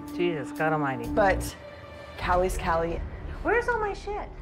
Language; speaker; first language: English; native; English